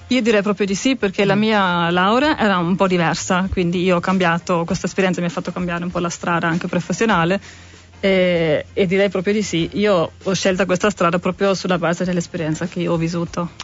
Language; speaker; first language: Italian; non-native, fluent; German